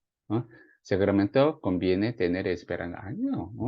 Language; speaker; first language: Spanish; non-native, fluent; Korean